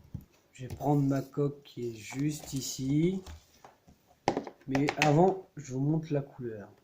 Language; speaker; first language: French; native; French